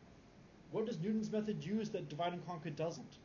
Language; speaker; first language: English; native; English